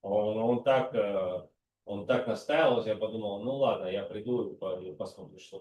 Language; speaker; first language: Russian; native; Russian